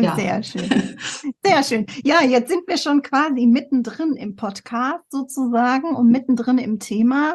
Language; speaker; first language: German; native; German